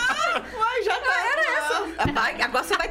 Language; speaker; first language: Portuguese; native; Portuguese